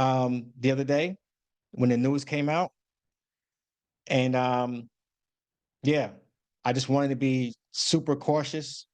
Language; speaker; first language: English; native; English